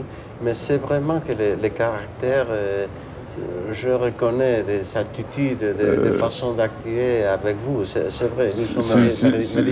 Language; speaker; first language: French; non-native, fluent; Spanish